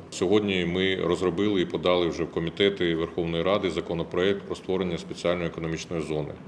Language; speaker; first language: Ukrainian; native; Ukrainian